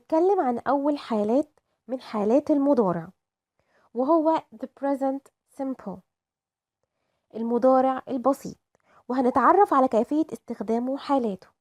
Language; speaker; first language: Arabic; native; Arabic